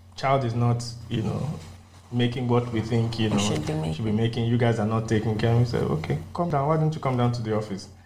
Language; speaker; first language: English; non-native, local second language; Yoruba